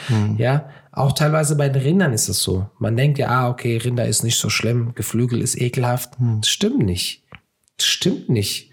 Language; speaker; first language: German; early bilingual, other home language; Turkish